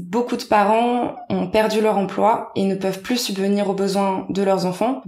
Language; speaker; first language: French; native; French